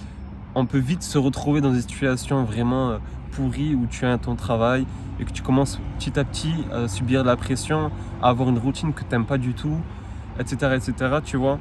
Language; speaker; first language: French; native; French